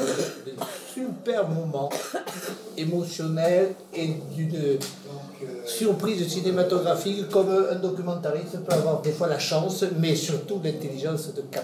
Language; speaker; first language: French; native; French